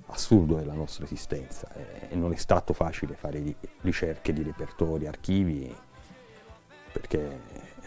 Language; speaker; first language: Italian; native; Italian